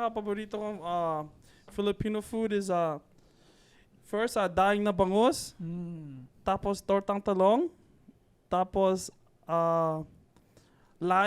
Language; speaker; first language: Filipino; early bilingual, heritage; Filipino